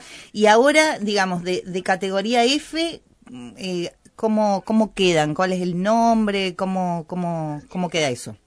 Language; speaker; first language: Spanish; native; Spanish